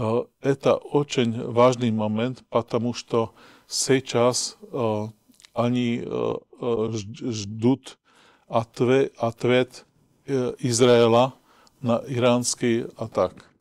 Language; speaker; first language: Russian; non-native, learner; Slovak